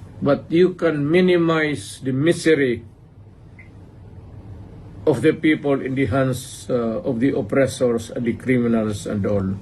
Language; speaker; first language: English; non-native, local second language; Cebuano